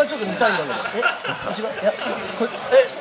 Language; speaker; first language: Japanese; native; Japanese